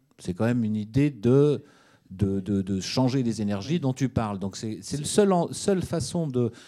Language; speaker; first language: French; native; French